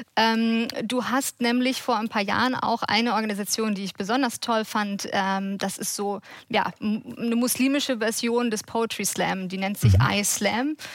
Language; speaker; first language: German; native; German